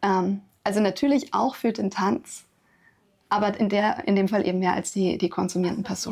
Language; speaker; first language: German; native; German